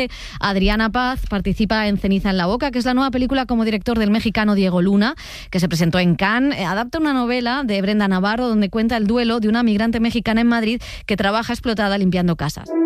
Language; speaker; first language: Spanish; native; Spanish